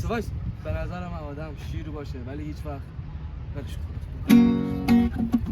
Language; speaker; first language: Persian; native; Persian